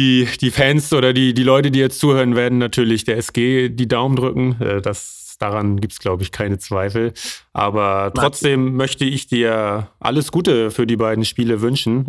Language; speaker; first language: German; native; German